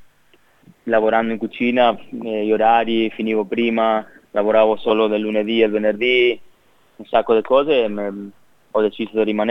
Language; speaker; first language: Italian; non-native, fluent; Spanish